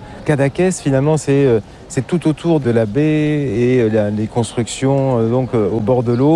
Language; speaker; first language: French; native; French